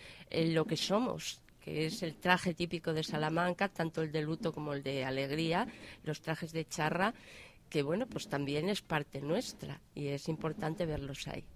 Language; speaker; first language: Spanish; native; Spanish